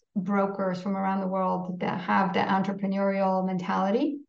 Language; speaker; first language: English; non-native, fluent; Polish